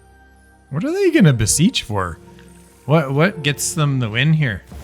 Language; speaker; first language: English; native; English